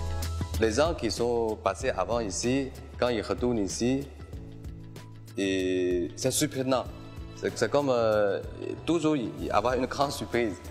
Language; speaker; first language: French; non-native, fluent; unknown